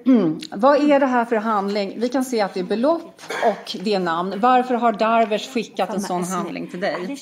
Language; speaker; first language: Swedish; native; Swedish